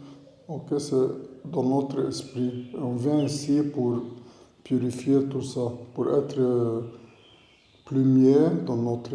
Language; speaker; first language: French; non-native, learner; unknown